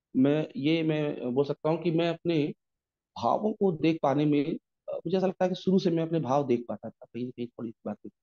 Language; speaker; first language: Hindi; native; Hindi